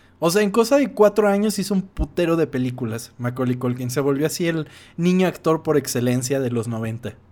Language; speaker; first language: Spanish; non-native, fluent; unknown